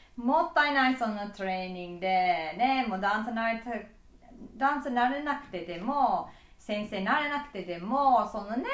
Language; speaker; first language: Japanese; non-native, learner; English